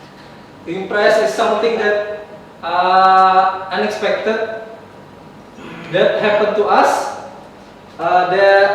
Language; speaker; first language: English; non-native, fluent; Indonesian